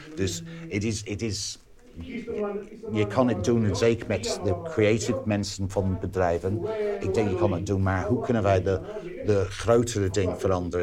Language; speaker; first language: Dutch; non-native, fluent; English